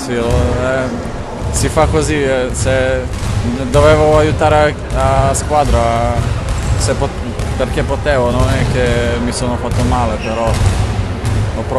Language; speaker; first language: Italian; non-native, learner; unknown